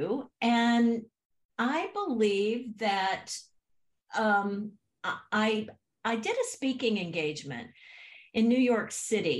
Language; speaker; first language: English; native; English